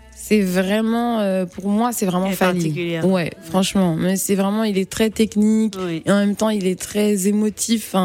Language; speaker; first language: French; native; French